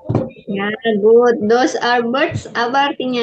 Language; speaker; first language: Indonesian; native; Indonesian